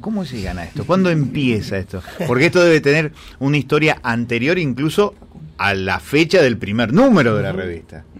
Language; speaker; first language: Spanish; native; Spanish